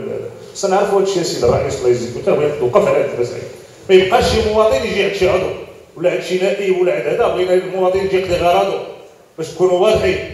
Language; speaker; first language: Arabic; native; Arabic